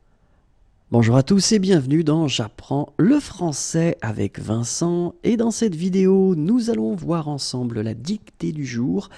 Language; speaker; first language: French; native; French